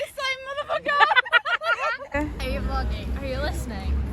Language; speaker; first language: English; native; English